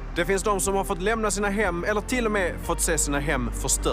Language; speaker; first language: Swedish; native; Swedish